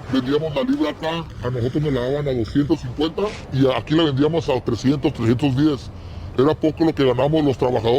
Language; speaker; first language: Spanish; native; Spanish